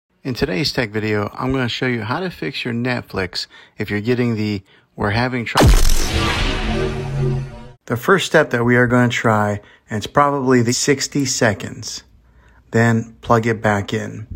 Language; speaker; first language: English; native; English